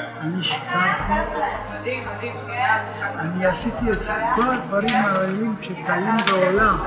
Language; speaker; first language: Hebrew; non-native, fluent; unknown